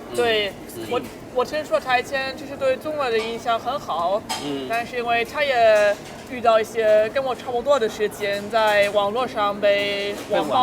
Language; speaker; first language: Chinese; non-native, fluent; German